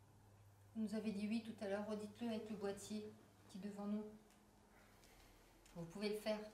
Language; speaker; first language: French; native; French